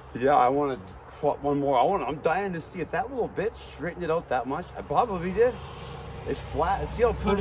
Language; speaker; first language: English; native; English